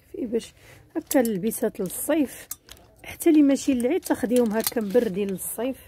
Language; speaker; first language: Arabic; native; Arabic